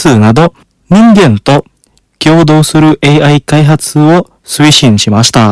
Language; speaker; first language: Japanese; non-native, fluent; Indonesian